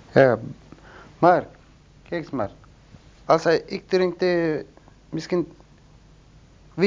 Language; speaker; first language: Dutch; non-native, learner; Turkish